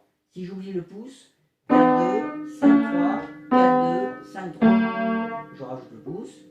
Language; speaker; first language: French; native; French